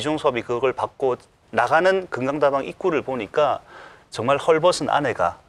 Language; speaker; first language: Korean; native; Korean